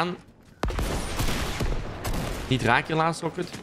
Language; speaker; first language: Dutch; native; Dutch